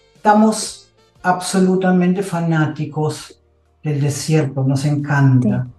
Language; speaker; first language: Spanish; non-native, fluent; German